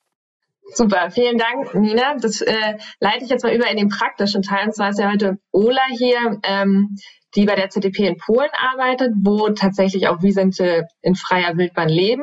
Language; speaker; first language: German; native; German